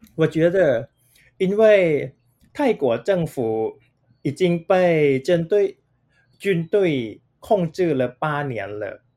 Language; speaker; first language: Chinese; non-native, fluent; Thai